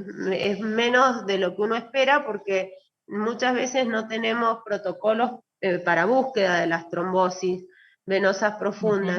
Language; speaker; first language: Spanish; native; Spanish